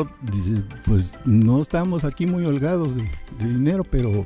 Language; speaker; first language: Spanish; native; Spanish